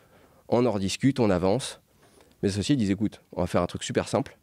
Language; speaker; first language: French; native; French